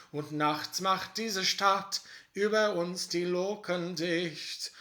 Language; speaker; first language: German; non-native, fluent; English